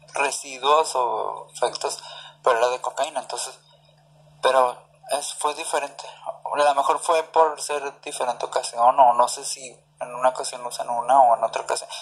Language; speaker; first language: Spanish; native; Spanish